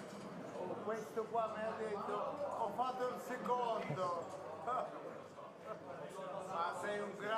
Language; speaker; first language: Italian; non-native, learner; Russian